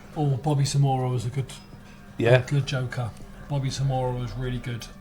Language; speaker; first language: English; native; English